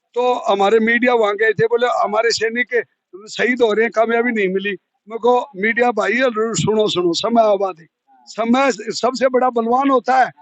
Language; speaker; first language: Hindi; native; Hindi